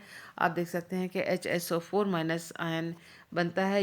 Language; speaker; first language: Hindi; native; Hindi